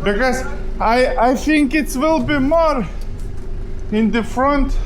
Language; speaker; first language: English; non-native, learner; Lithuanian